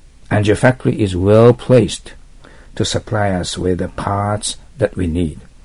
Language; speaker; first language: English; non-native, fluent; Japanese